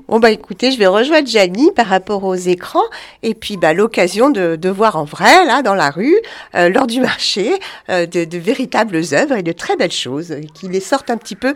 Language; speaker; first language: French; native; French